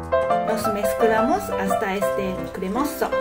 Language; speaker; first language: Spanish; non-native, learner; Japanese